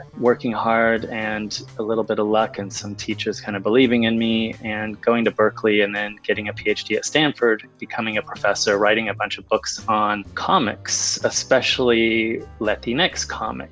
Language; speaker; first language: English; early bilingual, other home language; Spanish